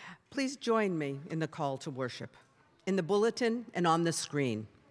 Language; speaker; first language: English; native; English